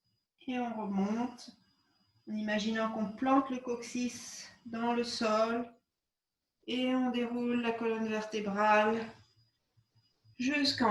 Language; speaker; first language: French; native; French